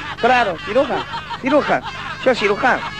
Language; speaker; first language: Spanish; non-native, learner; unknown